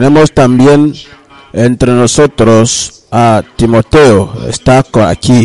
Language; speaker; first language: Spanish; non-native, learner; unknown